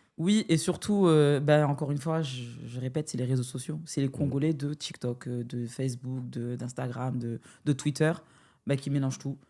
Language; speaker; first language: French; native; French